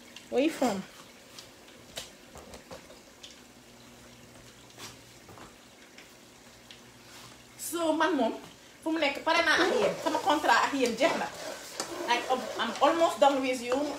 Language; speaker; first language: English; non-native, learner; Wolof